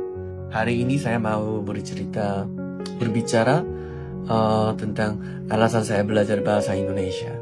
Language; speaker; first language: Indonesian; non-native, learner; Korean